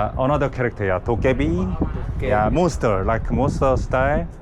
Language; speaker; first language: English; non-native, learner; Korean